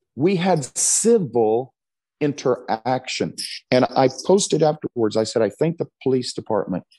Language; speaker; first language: English; native; English